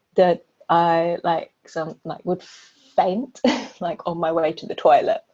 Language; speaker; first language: English; native; English